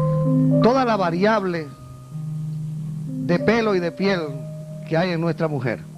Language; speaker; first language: Spanish; native; Spanish